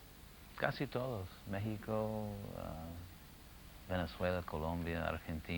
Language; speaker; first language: Spanish; non-native, fluent; English